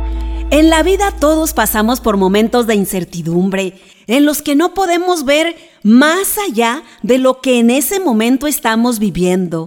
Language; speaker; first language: Spanish; native; Spanish